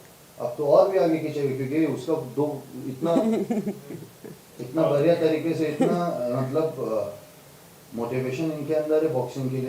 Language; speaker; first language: Hindi; non-native, fluent; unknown